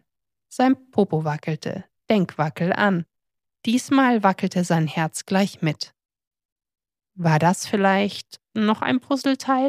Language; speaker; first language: German; native; German